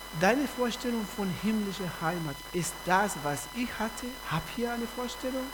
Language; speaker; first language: German; non-native, fluent; Spanish